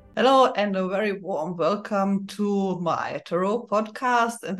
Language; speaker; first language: English; non-native, fluent; German